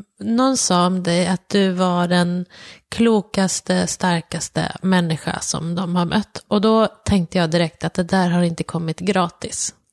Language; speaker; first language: Swedish; native; Swedish